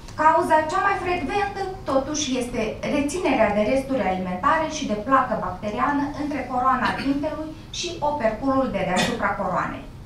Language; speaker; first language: Romanian; native; Romanian